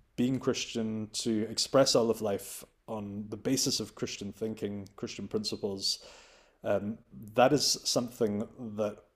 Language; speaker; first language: English; native; English